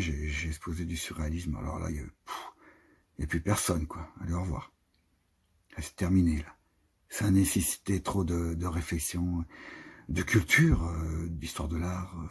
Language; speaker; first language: French; native; French